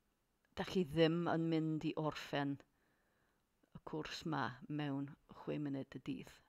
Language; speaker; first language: Welsh; non-native, learner; English